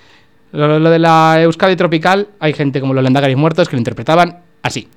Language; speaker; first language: Spanish; native; Spanish